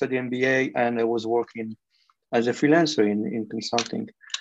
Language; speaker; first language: English; non-native, fluent; French